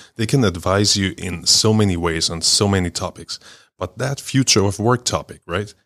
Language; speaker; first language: English; non-native, fluent; German